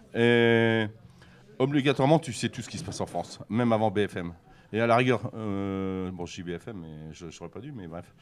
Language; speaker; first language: French; native; French